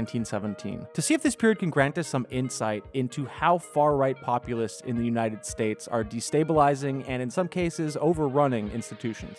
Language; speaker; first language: English; native; English